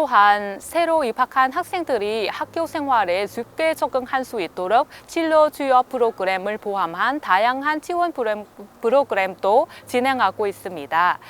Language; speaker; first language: Korean; non-native, fluent; Vietnamese